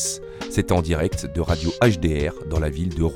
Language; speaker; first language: French; native; French